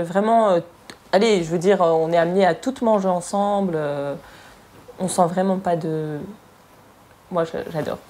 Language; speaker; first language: French; early bilingual, other home language; Arabic